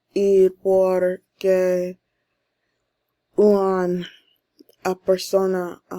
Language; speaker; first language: Spanish; non-native, learner; English